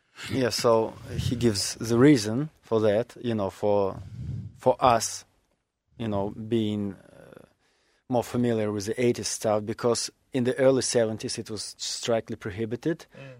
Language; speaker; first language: English; non-native, fluent; Russian